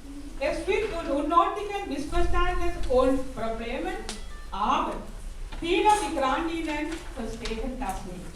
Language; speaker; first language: German; non-native, fluent; Tamil